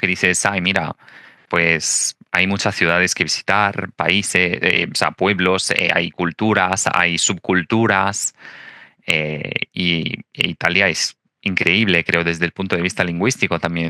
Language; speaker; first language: Spanish; non-native, fluent; Italian